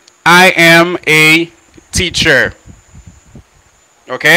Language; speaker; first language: English; non-native, fluent; Haitian Creole